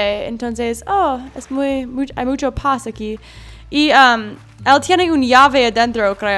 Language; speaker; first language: Spanish; non-native, learner; English